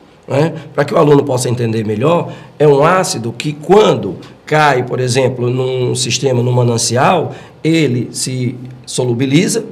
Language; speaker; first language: Portuguese; native; Portuguese